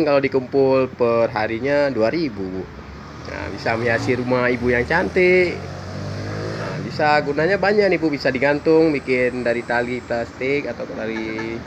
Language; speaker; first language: Indonesian; native; Indonesian